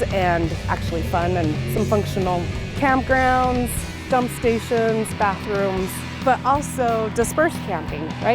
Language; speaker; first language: English; native; English